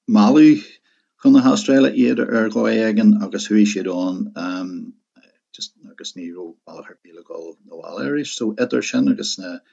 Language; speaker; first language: Irish; non-native, local second language; English